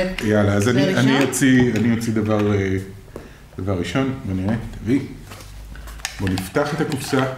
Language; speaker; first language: Hebrew; native; Hebrew